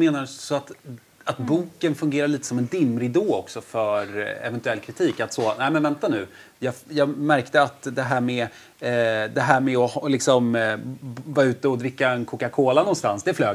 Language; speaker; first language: Swedish; native; Swedish